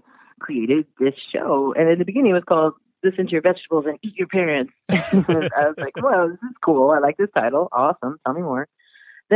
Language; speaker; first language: English; native; English